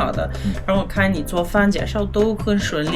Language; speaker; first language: Chinese; non-native, fluent; English